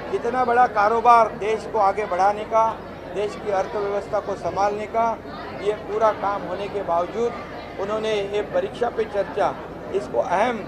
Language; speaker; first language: Hindi; non-native, local second language; Marathi